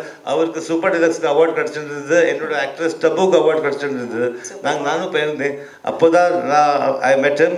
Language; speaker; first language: Tamil; early bilingual, other home language; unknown